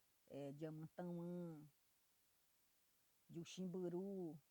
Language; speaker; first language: Portuguese; non-native, local second language; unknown